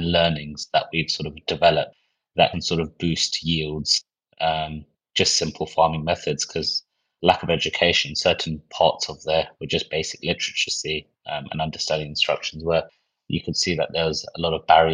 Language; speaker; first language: English; native; English